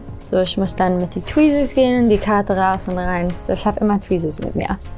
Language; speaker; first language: German; early bilingual, heritage; English